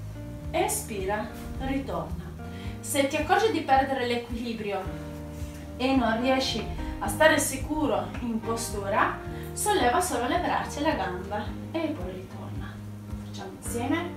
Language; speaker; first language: Italian; native; Italian